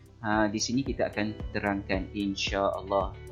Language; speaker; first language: Malay; native; Malay